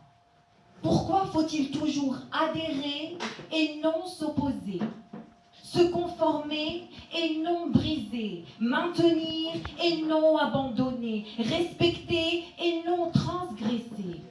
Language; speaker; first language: French; non-native, local second language; Arabic